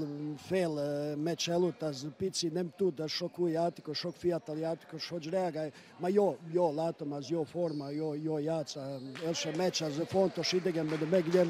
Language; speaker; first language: Hungarian; non-native, learner; Russian